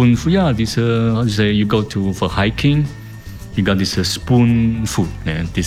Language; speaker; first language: Slovenian; non-native, learner; Chinese